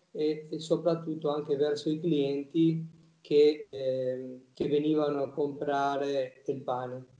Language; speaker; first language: Italian; non-native, fluent; Spanish